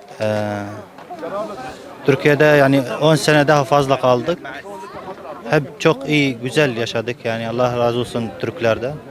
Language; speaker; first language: Turkish; non-native, learner; Arabic